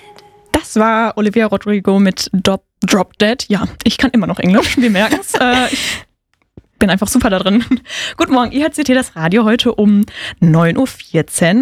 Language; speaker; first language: German; native; German